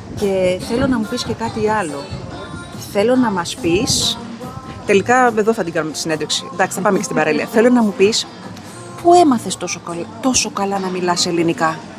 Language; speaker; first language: Greek; native; Greek